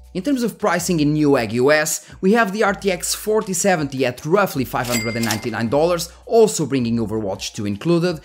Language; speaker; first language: English; non-native, fluent; Portuguese